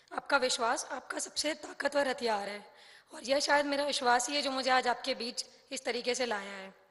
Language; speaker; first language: Hindi; native; Hindi